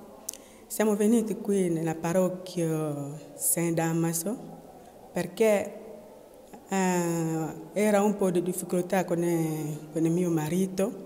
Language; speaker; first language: Italian; non-native, learner; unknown